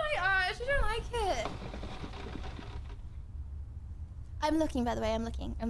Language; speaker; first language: English; native; English